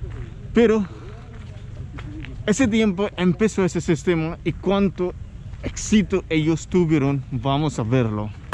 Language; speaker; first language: Spanish; non-native, fluent; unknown